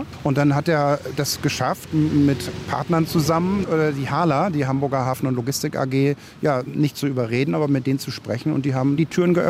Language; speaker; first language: German; native; German